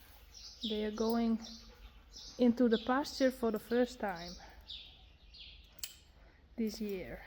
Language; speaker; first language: English; non-native, learner; Western Frisian